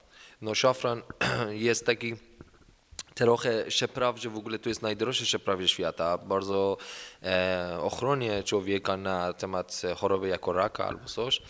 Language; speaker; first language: Polish; non-native, learner; Persian